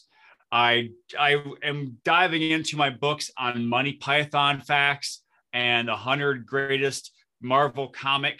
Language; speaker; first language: English; native; English